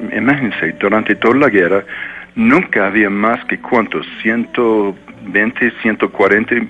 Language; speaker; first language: Spanish; non-native, fluent; English